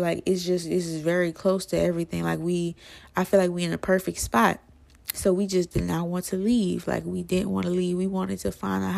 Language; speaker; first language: English; native; English